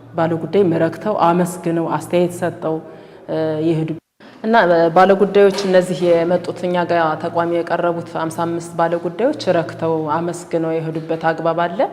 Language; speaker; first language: Amharic; native; Amharic